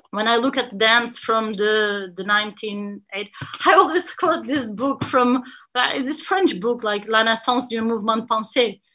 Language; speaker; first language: English; non-native, fluent; Portuguese